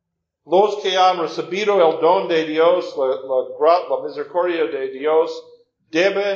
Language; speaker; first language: Spanish; non-native, fluent; English